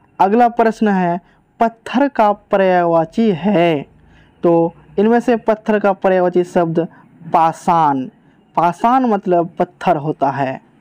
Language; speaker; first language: Hindi; native; Hindi